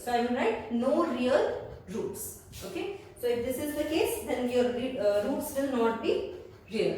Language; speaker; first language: English; non-native, local second language; Hindi